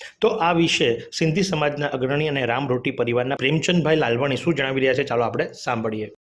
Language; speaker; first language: Gujarati; native; Gujarati